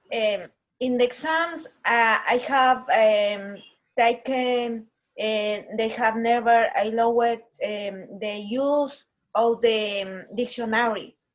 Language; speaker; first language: English; non-native, learner; Spanish